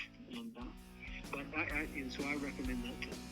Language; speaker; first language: English; native; English